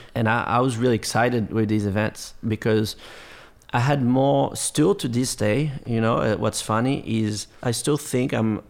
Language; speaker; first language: English; non-native, fluent; French